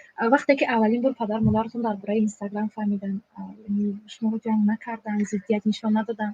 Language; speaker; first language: Tajik; native; Tajik